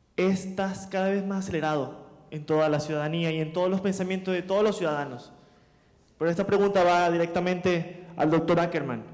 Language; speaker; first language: Spanish; native; Spanish